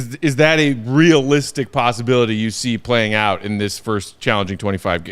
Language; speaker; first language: English; native; English